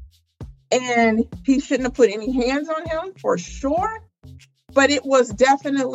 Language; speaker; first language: English; native; English